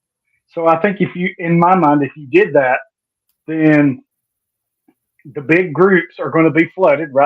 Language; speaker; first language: English; native; English